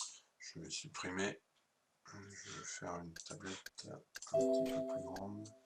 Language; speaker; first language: French; native; French